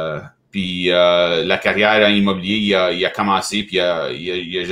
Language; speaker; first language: French; native; French